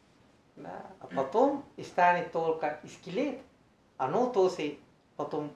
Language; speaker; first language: Russian; non-native, learner; Sinhala